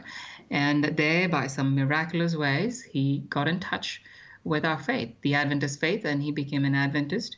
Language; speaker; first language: English; non-native, local second language; Malayalam